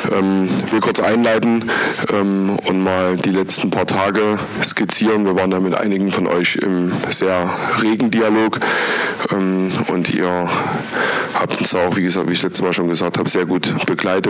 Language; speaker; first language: German; native; German